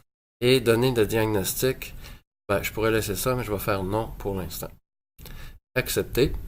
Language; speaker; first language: French; native; French